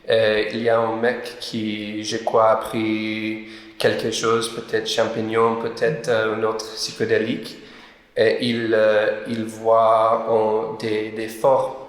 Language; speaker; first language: French; non-native, learner; English